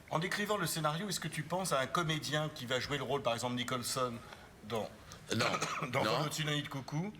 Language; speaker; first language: French; native; French